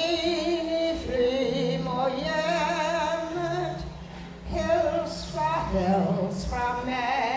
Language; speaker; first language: Danish; early bilingual, heritage; English